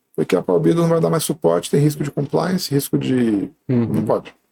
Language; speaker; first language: Portuguese; native; Portuguese